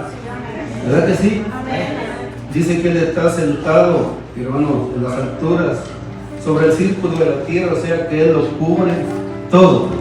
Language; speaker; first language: Spanish; native; Spanish